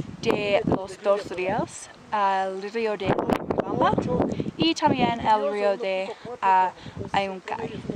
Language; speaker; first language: Spanish; non-native, learner; English